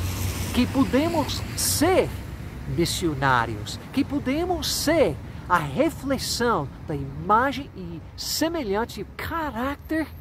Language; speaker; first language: Portuguese; non-native, fluent; English